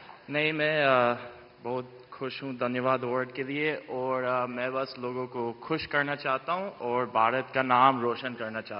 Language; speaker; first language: Hindi; non-native, fluent; English